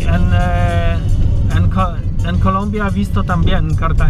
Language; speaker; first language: Spanish; non-native, learner; Polish